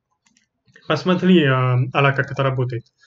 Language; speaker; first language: Russian; non-native, fluent; French